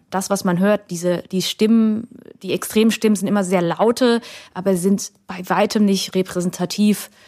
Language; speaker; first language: German; early bilingual, other home language; Vietnamese